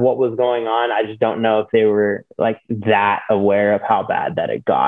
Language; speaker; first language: English; native; English